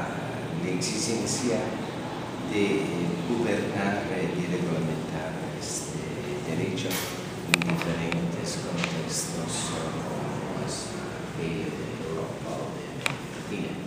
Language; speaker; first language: Spanish; non-native, fluent; Italian